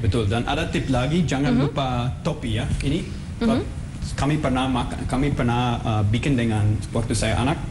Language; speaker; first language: Indonesian; non-native, fluent; English